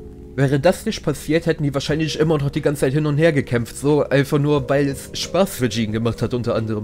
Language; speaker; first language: German; native; German